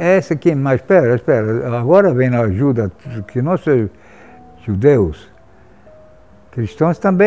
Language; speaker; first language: Portuguese; non-native, fluent; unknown